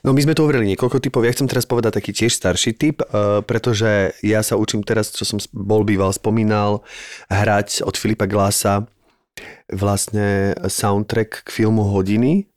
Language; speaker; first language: Slovak; native; Slovak